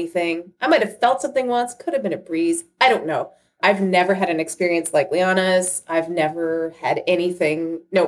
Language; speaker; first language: English; native; English